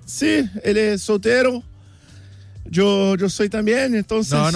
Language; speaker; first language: Spanish; non-native, learner; Portuguese